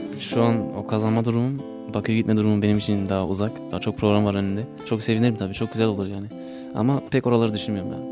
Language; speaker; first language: Turkish; early bilingual, heritage; Turkish